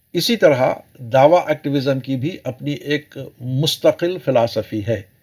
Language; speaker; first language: Urdu; native; Urdu